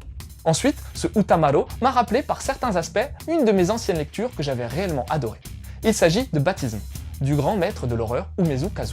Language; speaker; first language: French; native; French